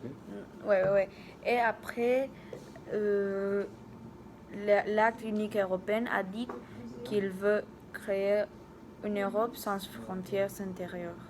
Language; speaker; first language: French; non-native, learner; Spanish